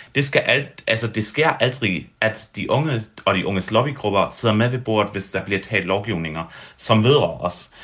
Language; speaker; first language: Danish; early bilingual, heritage; Danish